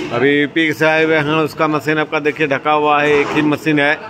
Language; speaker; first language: Hindi; non-native, local second language; Bangla